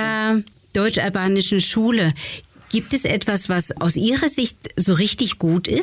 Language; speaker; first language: German; native; German